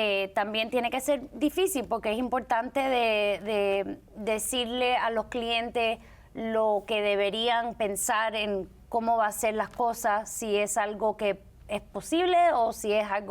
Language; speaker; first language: Spanish; early bilingual, heritage; Spanish